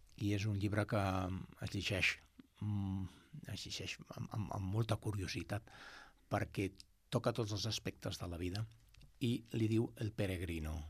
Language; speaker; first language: Catalan; non-native, local second language; Spanish